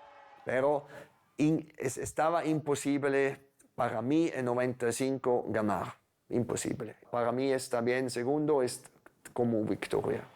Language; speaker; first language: Spanish; non-native, fluent; German